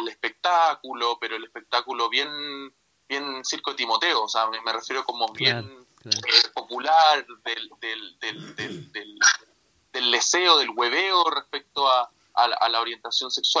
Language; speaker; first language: Spanish; native; Spanish